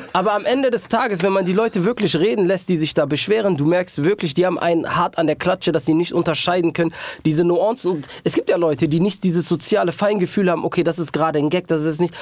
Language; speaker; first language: German; native; German